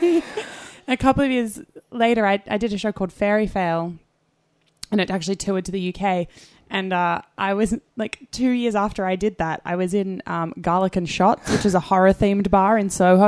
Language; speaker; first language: English; native; English